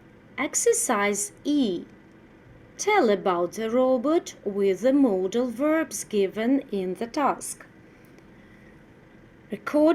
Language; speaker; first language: English; non-native, fluent; Russian